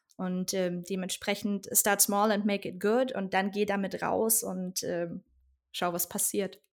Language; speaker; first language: German; native; German